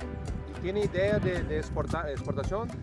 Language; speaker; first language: Spanish; non-native, learner; Portuguese